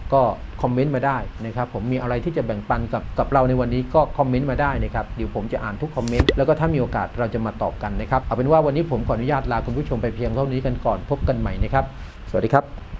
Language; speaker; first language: Thai; non-native, local second language; Malay